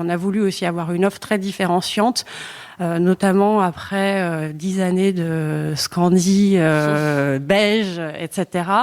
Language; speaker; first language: French; native; French